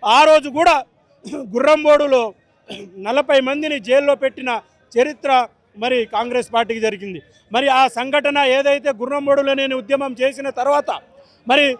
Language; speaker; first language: Telugu; non-native, local second language; Lambadi